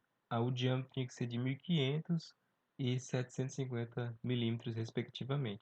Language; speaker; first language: Portuguese; native; Portuguese